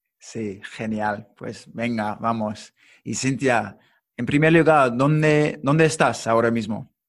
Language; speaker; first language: Spanish; non-native, fluent; English